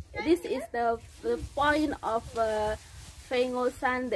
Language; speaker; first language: English; non-native, learner; Indonesian